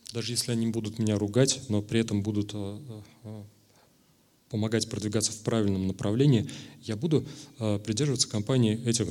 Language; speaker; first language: Russian; native; Russian